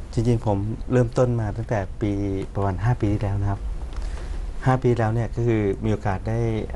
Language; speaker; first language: Thai; non-native, local second language; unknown